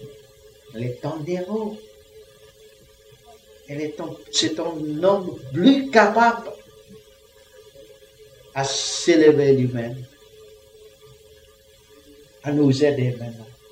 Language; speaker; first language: French; non-native, learner; Vietnamese